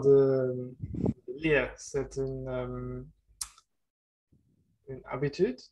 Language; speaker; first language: French; non-native, learner; German